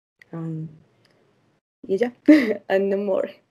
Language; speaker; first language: English; non-native, learner; Spanish